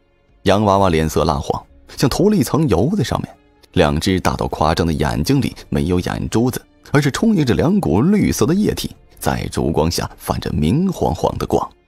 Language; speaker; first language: Chinese; native; Chinese